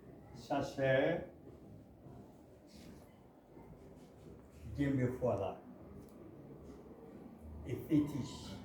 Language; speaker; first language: French; non-native, local second language; Mandingo